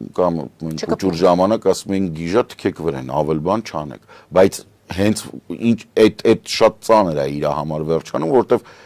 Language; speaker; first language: Armenian; native; Armenian